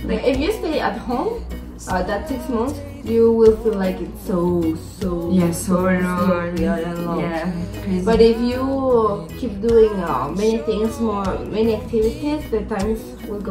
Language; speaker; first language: English; non-native, learner; Spanish